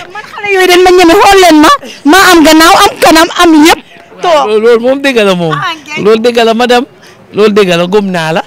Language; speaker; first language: Wolof; native; Wolof